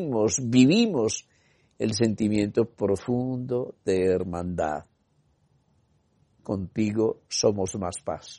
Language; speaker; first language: Spanish; native; Spanish